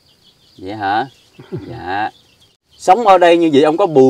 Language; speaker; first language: Vietnamese; native; Vietnamese